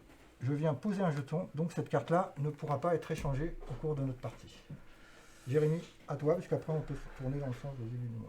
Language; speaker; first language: French; native; French